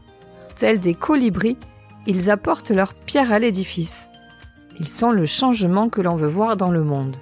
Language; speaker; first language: French; native; French